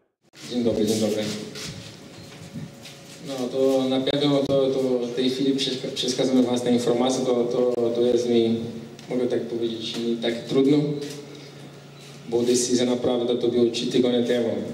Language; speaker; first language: Polish; non-native, learner; Portuguese